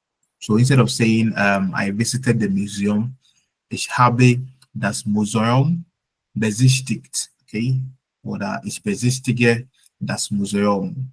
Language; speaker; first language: German; non-native, learner; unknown